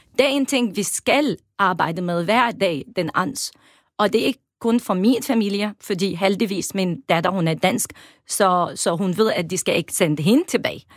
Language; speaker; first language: Danish; non-native, fluent; Arabic